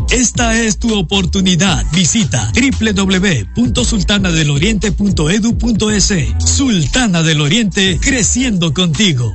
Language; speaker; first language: Spanish; native; Spanish